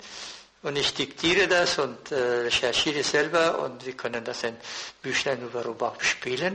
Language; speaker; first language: German; non-native, fluent; Persian